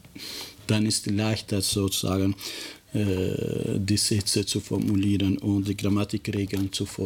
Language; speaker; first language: German; non-native, fluent; Albanian